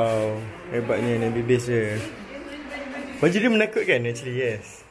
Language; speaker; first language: Malay; native; Malay